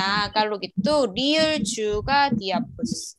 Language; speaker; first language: Indonesian; non-native, learner; Korean